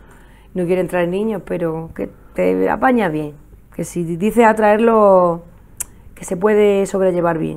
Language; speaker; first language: Spanish; native; Spanish